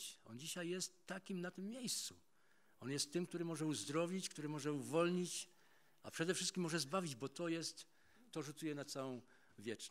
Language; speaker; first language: Polish; native; Polish